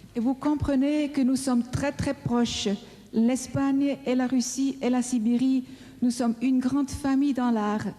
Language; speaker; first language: French; non-native, fluent; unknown